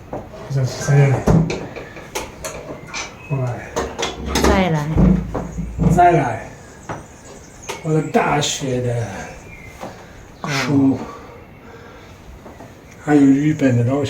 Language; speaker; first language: Chinese; non-native, fluent; Italian